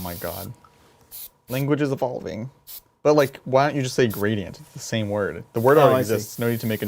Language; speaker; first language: English; native; English